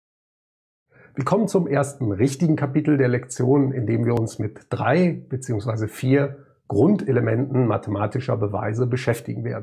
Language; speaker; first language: German; native; German